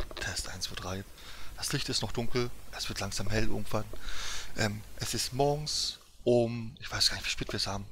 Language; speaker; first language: German; native; German